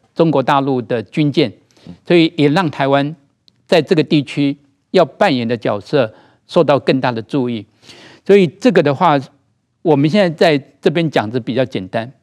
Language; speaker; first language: Chinese; native; Chinese